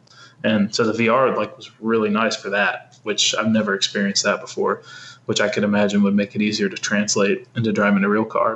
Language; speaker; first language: English; native; English